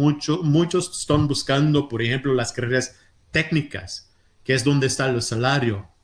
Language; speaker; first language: Spanish; non-native, fluent; Portuguese